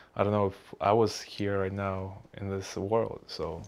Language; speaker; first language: English; non-native, learner; Russian